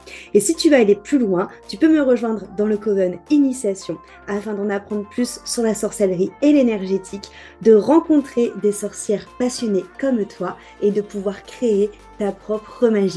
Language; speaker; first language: French; native; French